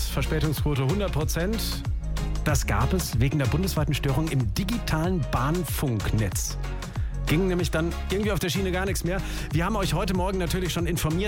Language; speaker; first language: German; native; German